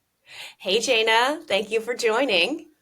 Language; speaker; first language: English; native; English